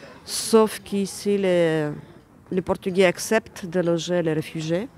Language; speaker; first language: French; non-native, fluent; Ukrainian